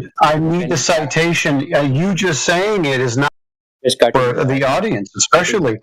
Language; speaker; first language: English; native; English